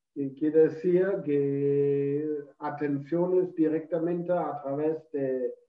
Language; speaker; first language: Spanish; non-native, fluent; German